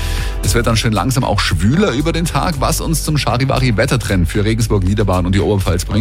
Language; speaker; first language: German; native; German